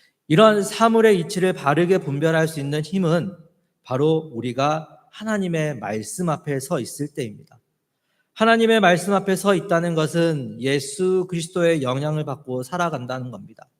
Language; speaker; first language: Korean; native; Korean